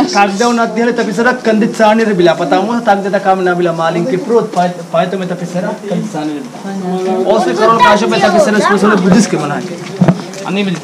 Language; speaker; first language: Russian; non-native, learner; Sinhala